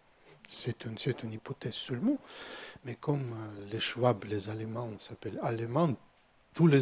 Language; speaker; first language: French; non-native, fluent; Russian